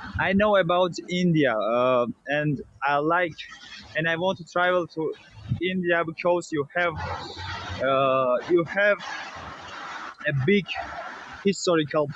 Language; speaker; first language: English; non-native, learner; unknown